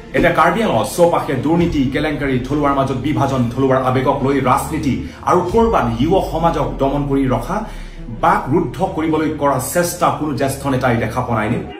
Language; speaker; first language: Assamese; non-native, local second language; Karbi